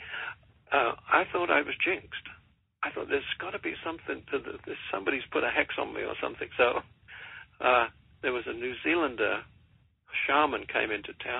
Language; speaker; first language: English; native; English